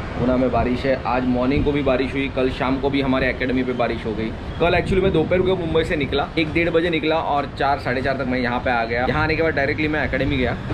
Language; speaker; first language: Hindi; non-native, local second language; Marathi